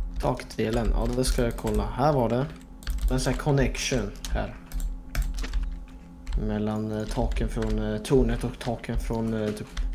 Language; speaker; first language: Swedish; non-native, fluent; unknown